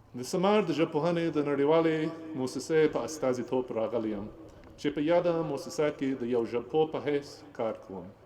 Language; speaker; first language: Pashto; non-native, fluent; English